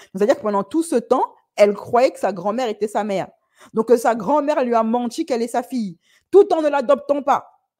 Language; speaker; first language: French; native; French